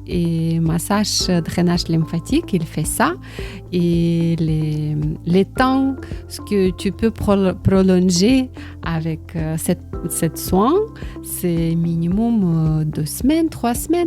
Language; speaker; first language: French; non-native, learner; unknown